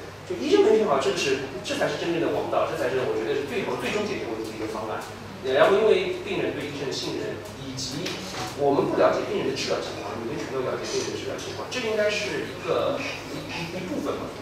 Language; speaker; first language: Chinese; native; Chinese